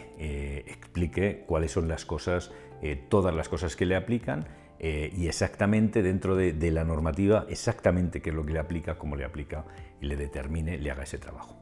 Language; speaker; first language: Spanish; native; Spanish